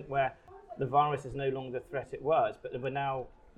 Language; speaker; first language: English; native; English